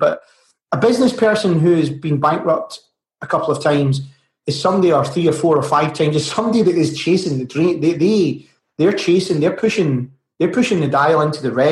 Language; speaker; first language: English; native; English